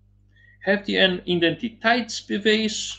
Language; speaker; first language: Dutch; non-native, learner; Polish